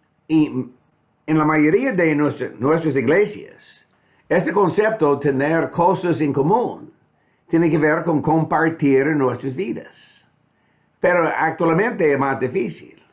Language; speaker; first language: Spanish; non-native, fluent; English